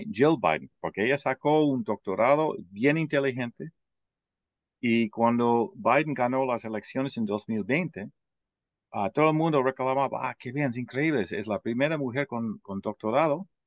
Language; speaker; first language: Spanish; non-native, fluent; English